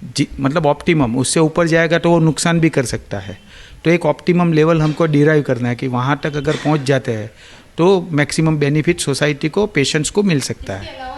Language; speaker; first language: Hindi; non-native, local second language; Gujarati